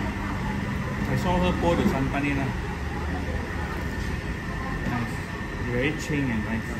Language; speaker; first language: English; non-native, local second language; Malay